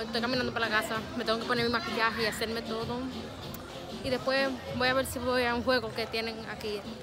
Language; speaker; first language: Spanish; early bilingual, heritage; Spanish